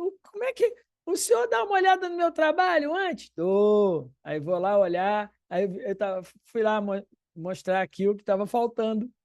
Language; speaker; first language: Portuguese; native; Portuguese